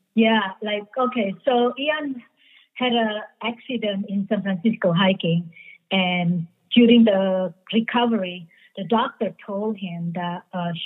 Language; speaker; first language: English; non-native, fluent; Indonesian